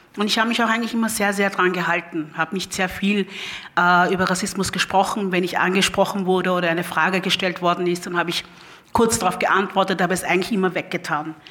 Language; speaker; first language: German; early bilingual, other home language; Lingala